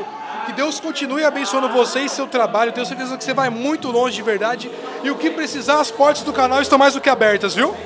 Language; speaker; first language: Portuguese; native; Portuguese